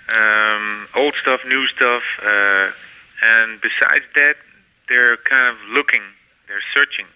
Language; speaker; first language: English; non-native, fluent; Dutch